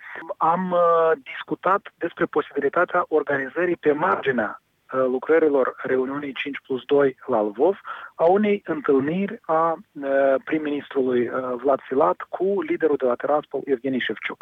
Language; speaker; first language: Romanian; native; Romanian